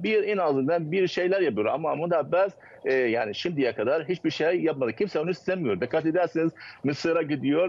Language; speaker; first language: Turkish; non-native, fluent; Arabic